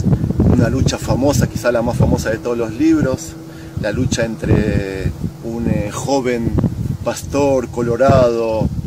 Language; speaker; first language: Spanish; native; Spanish